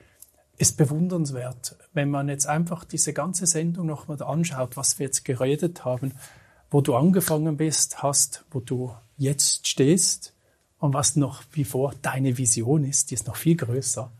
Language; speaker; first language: German; native; German